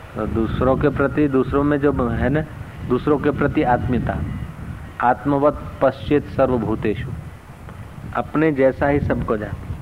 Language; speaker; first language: Hindi; non-native, local second language; Sindhi